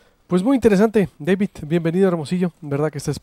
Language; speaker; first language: Spanish; native; Spanish